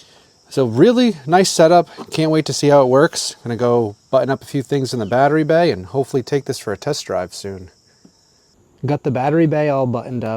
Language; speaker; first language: English; native; English